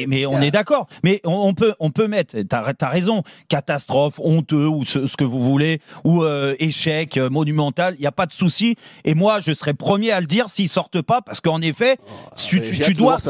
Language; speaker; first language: French; native; French